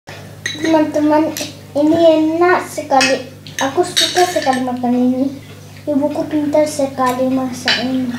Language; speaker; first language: Indonesian; early bilingual, heritage; Spanish